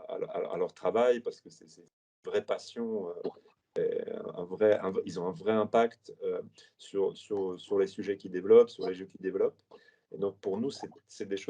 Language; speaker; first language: French; native; French